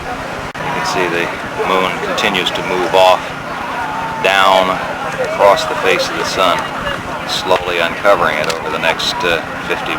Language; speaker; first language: English; native; English